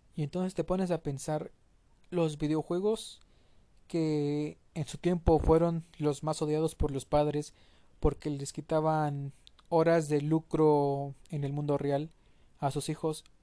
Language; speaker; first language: Spanish; native; Spanish